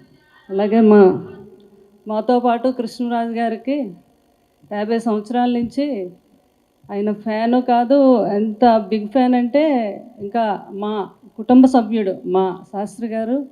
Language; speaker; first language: Telugu; native; Telugu